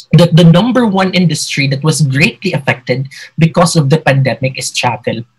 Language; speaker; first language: English; non-native, local second language; Hiligaynon